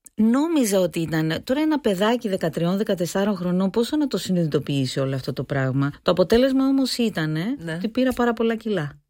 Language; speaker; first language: Greek; native; Greek